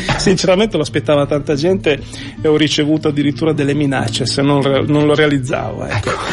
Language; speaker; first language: Italian; native; Italian